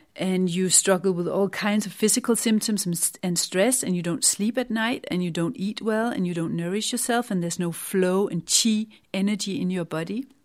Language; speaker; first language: English; non-native, fluent; Danish